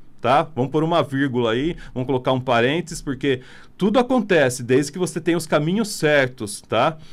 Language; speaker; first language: Portuguese; non-native, fluent; Italian